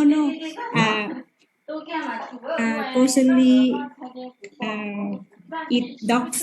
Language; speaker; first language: English; non-native, learner; Lao